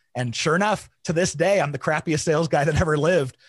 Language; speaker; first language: English; native; English